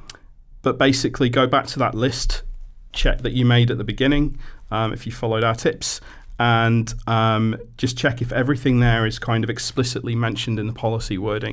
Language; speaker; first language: English; native; English